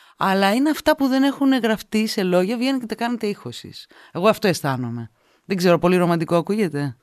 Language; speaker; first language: Greek; native; Greek